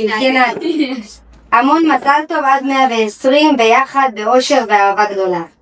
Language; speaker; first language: Hebrew; native; Hebrew